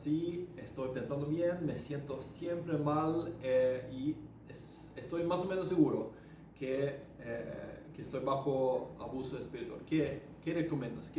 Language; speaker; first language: Spanish; non-native, fluent; Norwegian